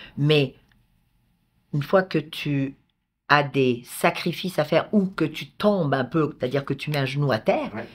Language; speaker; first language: French; native; French